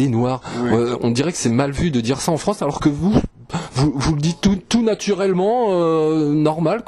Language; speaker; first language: French; native; French